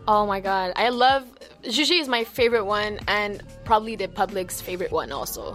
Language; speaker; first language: English; early bilingual, other home language; French